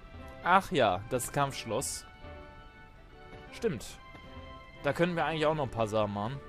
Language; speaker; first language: German; native; German